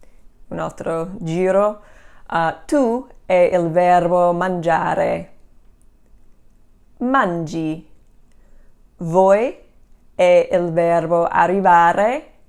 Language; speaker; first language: Italian; non-native, fluent; English